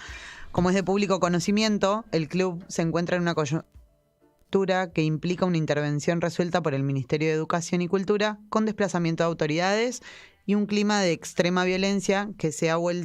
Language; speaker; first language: Spanish; native; Spanish